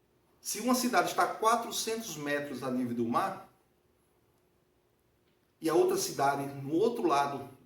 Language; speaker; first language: Portuguese; native; Portuguese